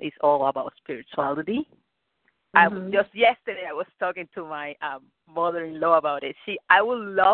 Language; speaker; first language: English; non-native, fluent; Spanish